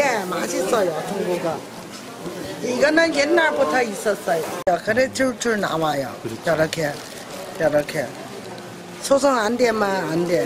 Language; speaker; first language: Korean; non-native, learner; Chinese